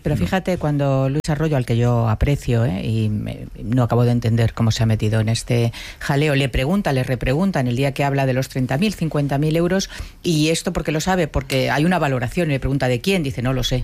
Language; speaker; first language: Spanish; native; Spanish